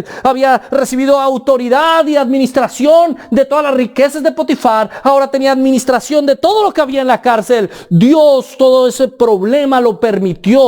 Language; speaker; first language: Spanish; native; Spanish